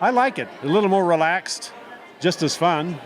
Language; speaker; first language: English; native; English